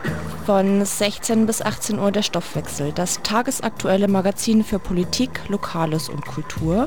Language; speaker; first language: German; native; German